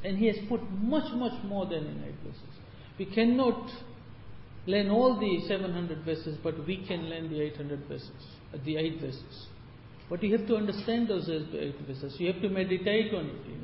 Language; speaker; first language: English; native; English